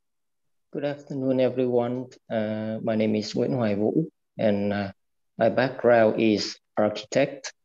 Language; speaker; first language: English; non-native, fluent; Vietnamese